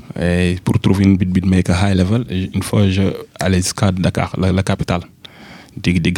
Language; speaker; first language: French; non-native, local second language; Wolof